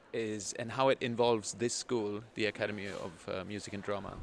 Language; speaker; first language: English; non-native, fluent; Swedish